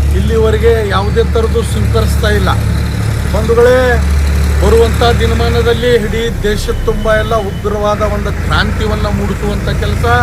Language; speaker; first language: Kannada; native; Kannada